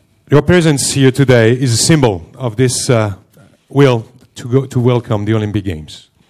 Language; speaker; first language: English; non-native, fluent; French